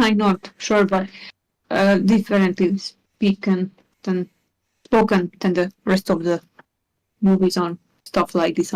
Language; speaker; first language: English; non-native, learner; Hungarian